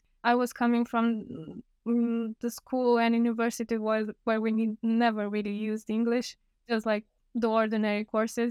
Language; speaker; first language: English; non-native, fluent; Romanian